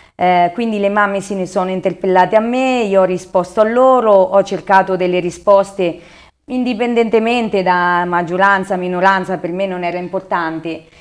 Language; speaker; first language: Italian; native; Italian